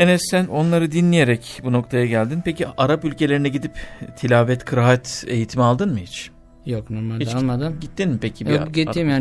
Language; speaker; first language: Turkish; native; Turkish